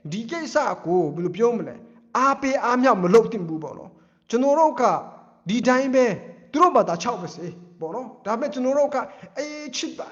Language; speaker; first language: Burmese; non-native, local second language; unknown